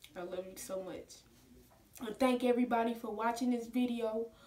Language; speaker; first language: English; native; English